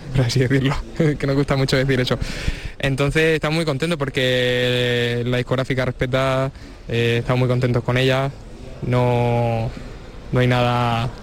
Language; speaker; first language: Spanish; native; Spanish